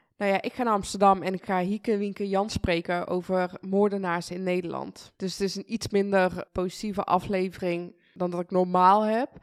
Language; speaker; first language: Dutch; early bilingual, other home language; Persian